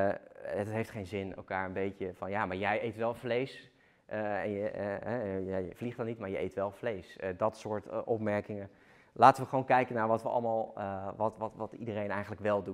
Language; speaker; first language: Dutch; native; Dutch